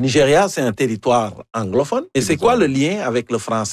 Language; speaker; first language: French; native; French